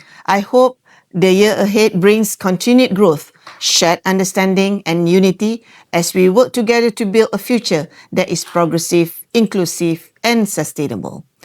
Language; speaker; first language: English; non-native, local second language; Malay